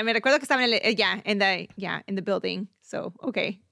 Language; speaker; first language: English; early bilingual, other home language; Spanish